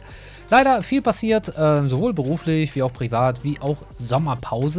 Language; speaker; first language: German; native; German